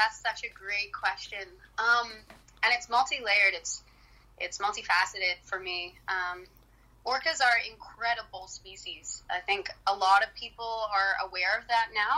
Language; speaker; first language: English; native; English